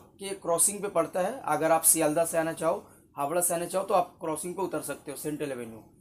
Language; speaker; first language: Hindi; native; Hindi